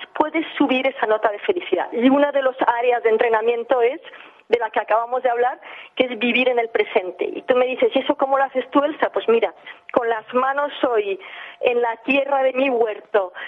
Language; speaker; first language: Spanish; early bilingual, heritage; English